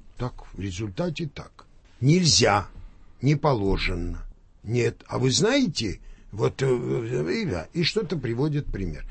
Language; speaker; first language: Russian; non-native, local second language; Armenian